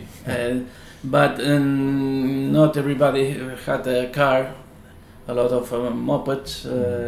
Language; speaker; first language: English; non-native, learner; Spanish